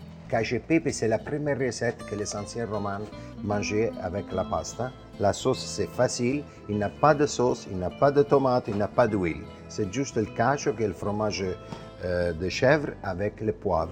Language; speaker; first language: French; non-native, fluent; Italian